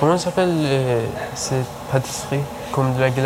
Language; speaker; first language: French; non-native, learner; Persian